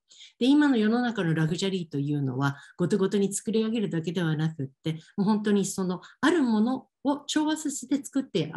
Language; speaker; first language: Japanese; native; Japanese